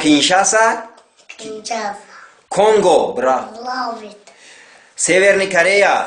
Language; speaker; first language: Russian; non-native, local second language; Tajik